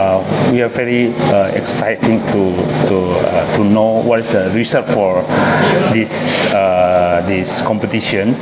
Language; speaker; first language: English; non-native, learner; Indonesian